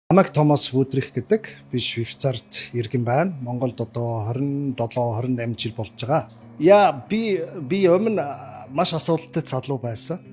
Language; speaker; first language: Mongolian; non-native, learner; German